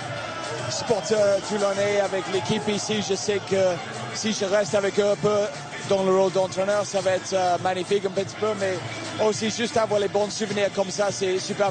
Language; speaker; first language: French; non-native, fluent; English